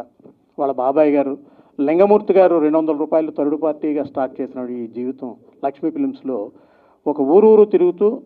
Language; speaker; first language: Telugu; native; Telugu